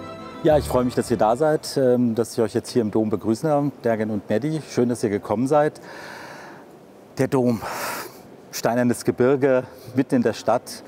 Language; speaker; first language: German; native; German